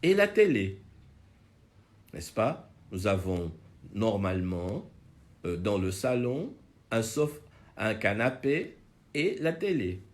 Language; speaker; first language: French; non-native, fluent; Portuguese